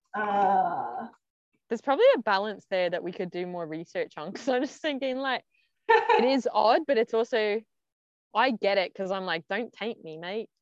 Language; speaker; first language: English; native; English